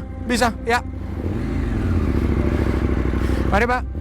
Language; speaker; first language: Indonesian; non-native, learner; English